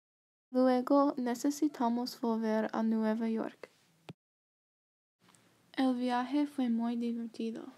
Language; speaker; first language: Spanish; non-native, learner; English